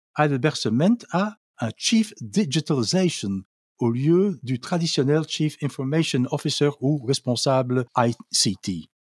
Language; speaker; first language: French; non-native, local second language; Dutch